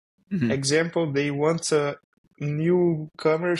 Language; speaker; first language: English; non-native, fluent; Portuguese